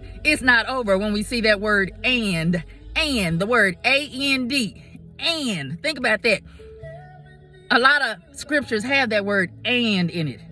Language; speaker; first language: English; native; English